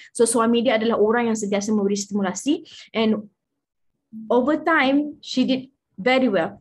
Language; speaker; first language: Malay; native; Malay